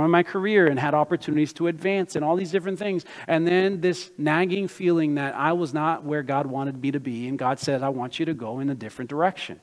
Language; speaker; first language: English; native; English